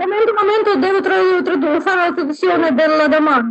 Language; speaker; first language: Italian; non-native, learner; Russian